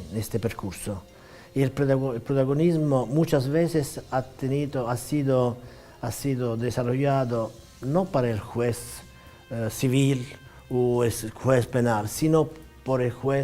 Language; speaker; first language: Spanish; non-native, fluent; Italian